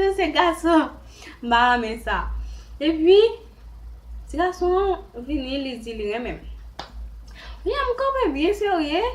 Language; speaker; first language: French; non-native, learner; Haitian Creole